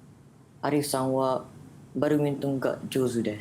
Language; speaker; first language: Japanese; non-native, learner; Malay